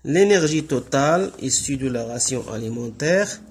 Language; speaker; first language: French; non-native, local second language; Arabic